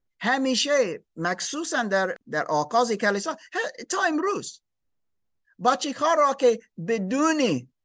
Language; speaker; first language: Persian; non-native, learner; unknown